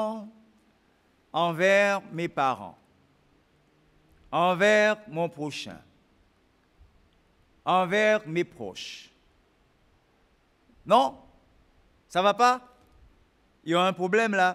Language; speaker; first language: French; native; French